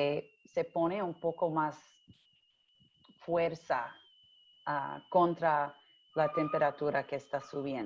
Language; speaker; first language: Spanish; early bilingual, heritage; English